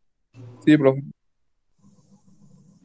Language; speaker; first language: Spanish; native; Spanish